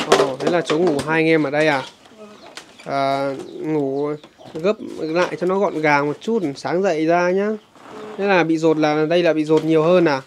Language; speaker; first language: Vietnamese; native; Vietnamese